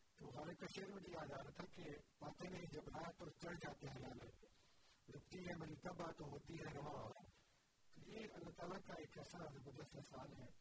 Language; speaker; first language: Urdu; native; Urdu